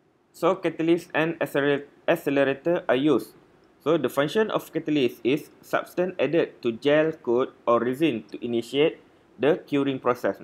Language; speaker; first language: English; non-native, local second language; Malay